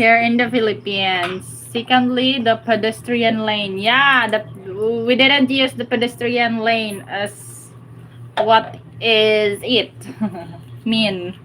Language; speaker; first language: English; non-native, local second language; Cebuano